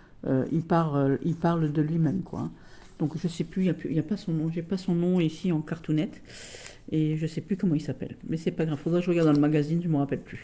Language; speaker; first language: French; native; French